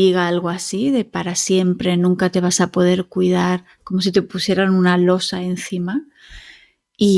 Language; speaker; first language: Spanish; native; Spanish